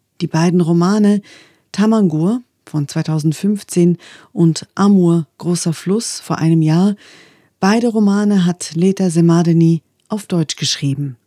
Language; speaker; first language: German; native; German